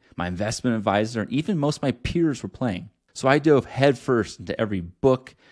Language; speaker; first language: English; native; English